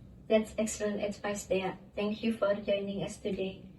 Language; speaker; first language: English; non-native, learner; Indonesian